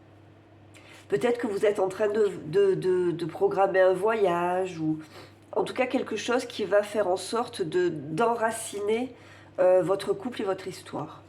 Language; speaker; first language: French; native; French